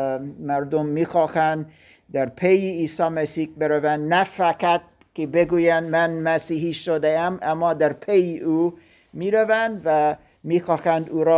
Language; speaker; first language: Persian; non-native, learner; German